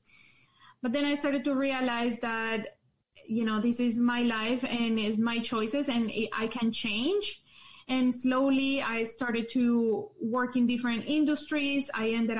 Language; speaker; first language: English; non-native, fluent; Spanish